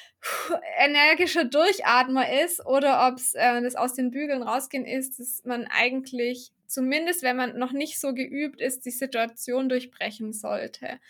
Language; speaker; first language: German; native; German